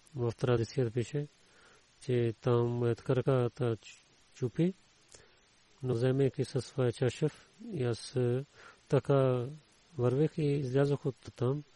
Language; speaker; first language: Bulgarian; non-native, learner; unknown